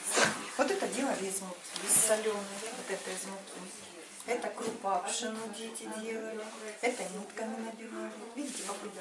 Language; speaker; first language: Russian; native; Russian